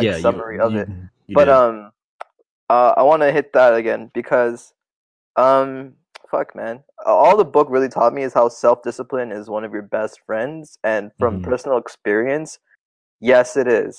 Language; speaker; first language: English; non-native, fluent; Tamil